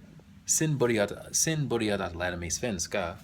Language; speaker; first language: Swedish; non-native, learner; English